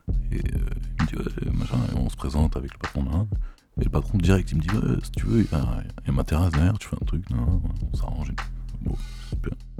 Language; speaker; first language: French; native; French